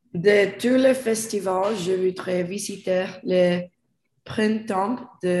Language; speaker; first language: French; non-native, learner; Spanish